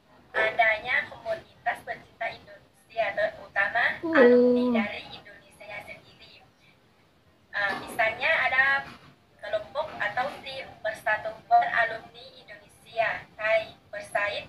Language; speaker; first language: Indonesian; non-native, fluent; Thai